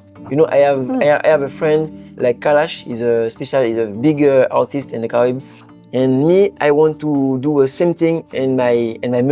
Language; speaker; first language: English; non-native, learner; French